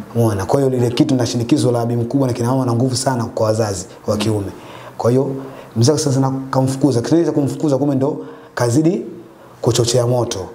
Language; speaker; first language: Swahili; native; Swahili